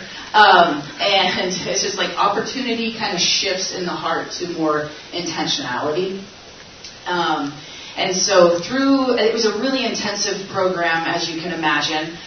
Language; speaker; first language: English; native; English